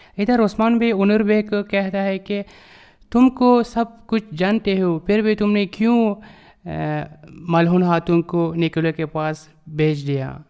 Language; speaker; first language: Urdu; non-native, learner; Turkish